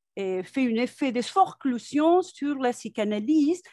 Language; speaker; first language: French; non-native, fluent; Spanish